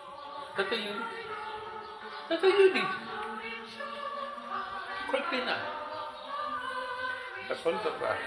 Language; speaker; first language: Hebrew; non-native, fluent; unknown